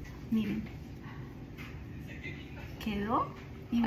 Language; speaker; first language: Spanish; native; Spanish